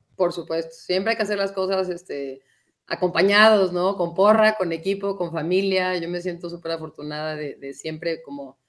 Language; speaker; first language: Spanish; native; Spanish